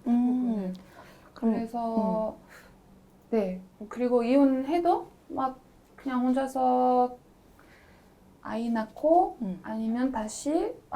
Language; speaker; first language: Korean; non-native, fluent; French